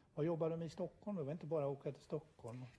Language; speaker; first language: Swedish; native; Swedish